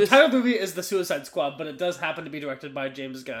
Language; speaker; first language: English; native; English